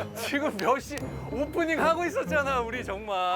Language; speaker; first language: Korean; native; Korean